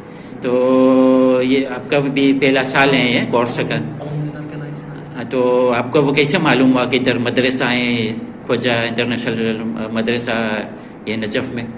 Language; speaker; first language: Hindi; non-native, learner; Gujarati